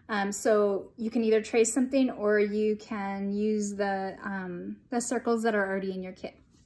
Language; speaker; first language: English; native; English